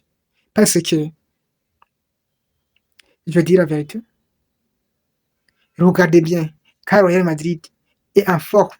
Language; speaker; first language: French; non-native, local second language; Kinyarwanda